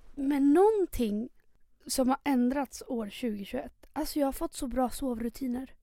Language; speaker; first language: Swedish; early bilingual, other home language; Spanish